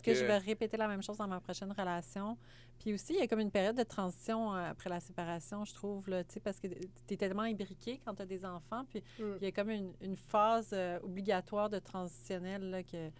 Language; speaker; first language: French; native; French